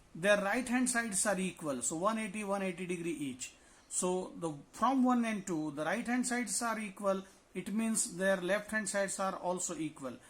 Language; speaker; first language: English; non-native, local second language; Marathi